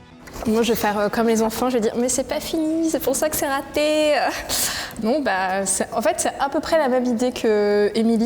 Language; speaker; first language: French; native; French